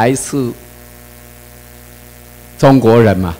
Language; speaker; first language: Chinese; non-native, local second language; Min Nan Chinese